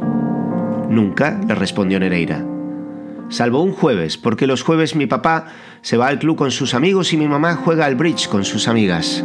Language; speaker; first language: Spanish; native; Spanish